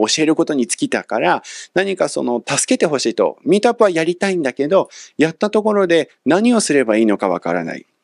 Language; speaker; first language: Japanese; early bilingual, other home language; English